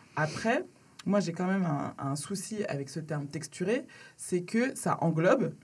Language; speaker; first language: French; early bilingual, other home language; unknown